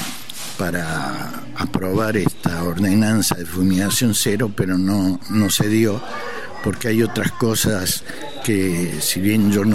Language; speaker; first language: Spanish; native; Spanish